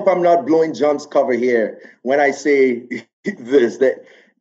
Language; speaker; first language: English; non-native, local second language; Yoruba